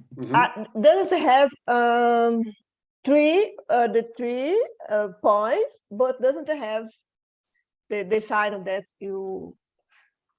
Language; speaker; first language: English; non-native, learner; Portuguese